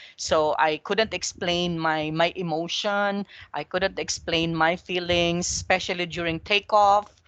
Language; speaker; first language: English; non-native, local second language; Filipino